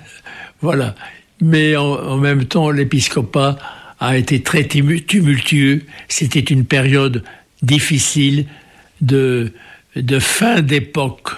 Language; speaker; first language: French; native; French